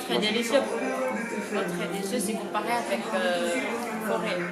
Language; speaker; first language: French; non-native, learner; Indonesian